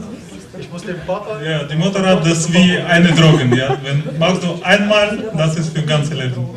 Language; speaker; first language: German; non-native, learner; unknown